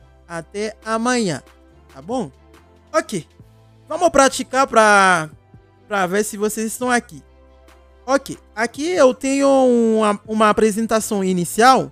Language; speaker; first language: Portuguese; non-native, fluent; Haitian Creole